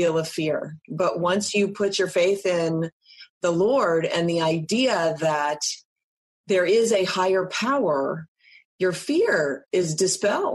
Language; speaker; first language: English; native; English